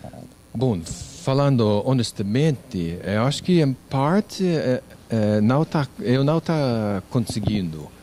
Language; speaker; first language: Portuguese; non-native, learner; English